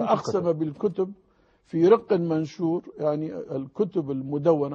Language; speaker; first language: Arabic; native; Arabic